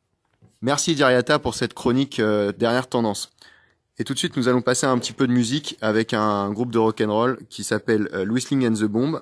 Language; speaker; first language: French; native; French